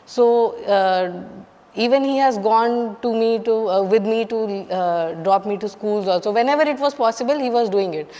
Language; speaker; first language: English; non-native, local second language; Hindi